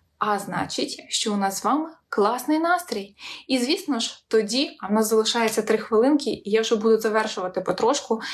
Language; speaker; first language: Ukrainian; non-native, local second language; Russian